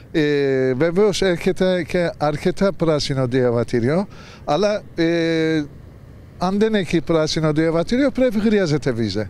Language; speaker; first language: Greek; non-native, learner; Turkish